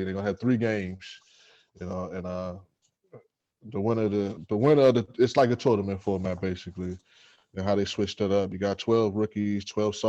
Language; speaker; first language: English; native; English